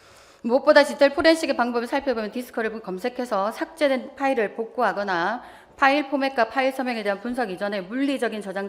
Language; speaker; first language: Korean; native; Korean